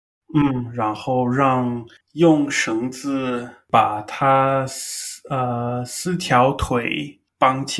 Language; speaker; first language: Chinese; non-native, learner; English